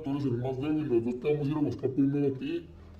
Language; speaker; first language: Spanish; native; Spanish